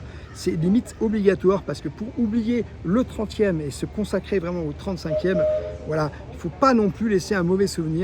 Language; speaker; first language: French; native; French